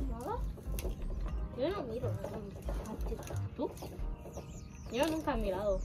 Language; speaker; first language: Spanish; early bilingual, heritage; Spanish